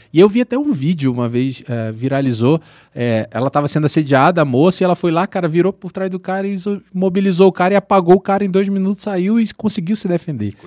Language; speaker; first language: Portuguese; native; Portuguese